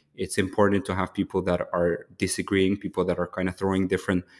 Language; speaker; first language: English; early bilingual, other home language; Ukrainian